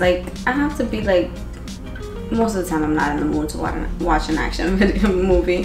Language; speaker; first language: English; early bilingual, other home language; Spanish